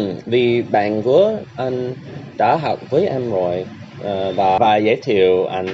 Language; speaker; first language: Vietnamese; non-native, learner; English